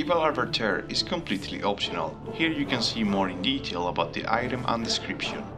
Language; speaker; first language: English; non-native, fluent; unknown